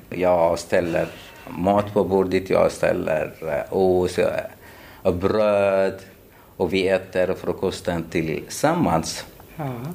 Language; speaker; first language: Swedish; non-native, fluent; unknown